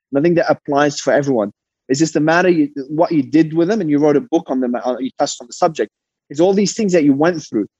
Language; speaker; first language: English; early bilingual, other home language; Arabic